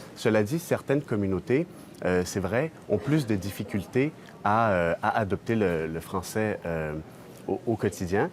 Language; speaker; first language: French; native; French